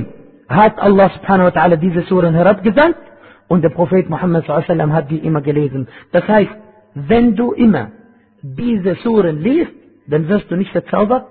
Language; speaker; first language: German; non-native, fluent; Arabic